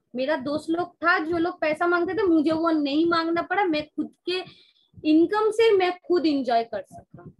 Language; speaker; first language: Hindi; non-native, local second language; Bangla